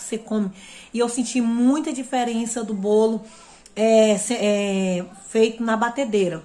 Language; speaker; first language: Portuguese; native; Portuguese